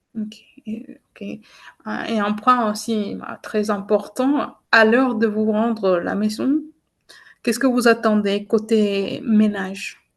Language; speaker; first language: French; non-native, fluent; English